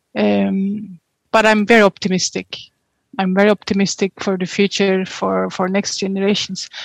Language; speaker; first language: English; non-native, fluent; Turkish